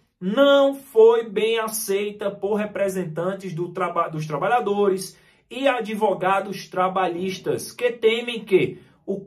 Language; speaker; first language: Portuguese; native; Portuguese